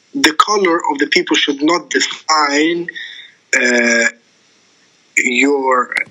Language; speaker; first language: English; non-native, fluent; Arabic